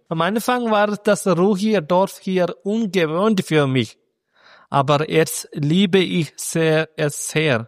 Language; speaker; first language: German; non-native, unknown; Malayalam